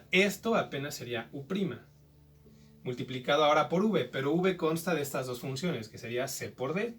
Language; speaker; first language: Spanish; native; Spanish